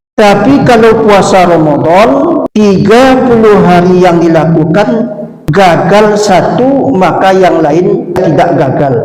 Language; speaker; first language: Malay; non-native, local second language; Minangkabau